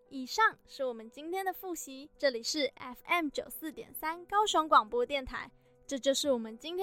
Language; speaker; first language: Chinese; native; Chinese